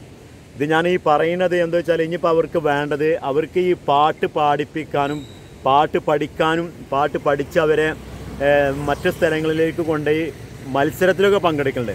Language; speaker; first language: Malayalam; native; Malayalam